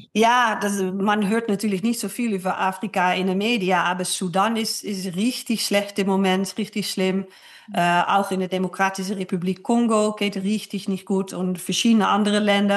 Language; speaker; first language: German; non-native, fluent; Dutch